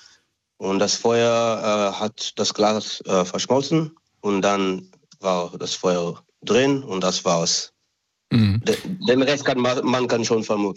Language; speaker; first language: German; non-native, fluent; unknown